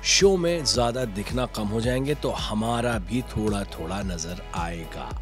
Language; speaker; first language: Hindi; native; Hindi